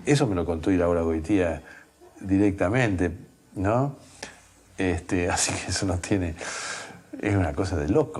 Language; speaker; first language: Spanish; native; Spanish